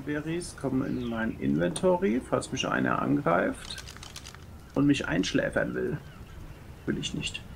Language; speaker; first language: German; native; German